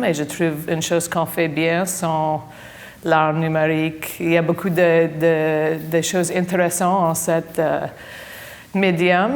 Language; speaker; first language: French; non-native, fluent; English